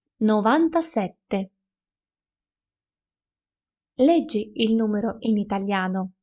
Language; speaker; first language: Italian; non-native, fluent; Ukrainian